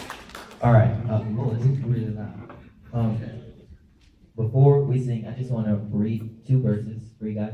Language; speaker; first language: English; native; English